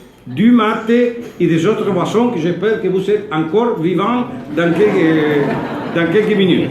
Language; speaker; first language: French; non-native, fluent; Spanish